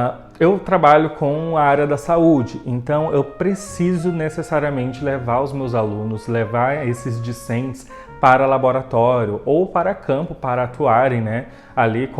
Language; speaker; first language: Portuguese; native; Portuguese